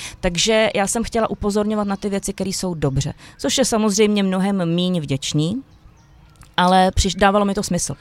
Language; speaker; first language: Czech; native; Czech